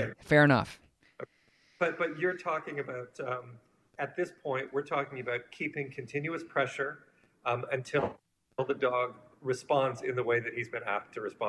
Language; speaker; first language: English; native; English